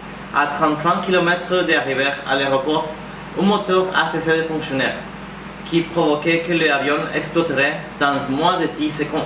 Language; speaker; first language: French; non-native, learner; Spanish